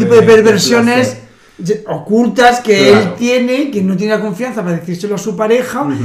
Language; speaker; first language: Spanish; native; Spanish